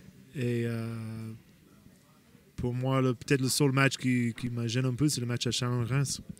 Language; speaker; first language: French; non-native, fluent; English